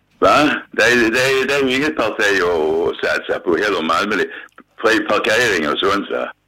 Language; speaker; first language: Swedish; native; Swedish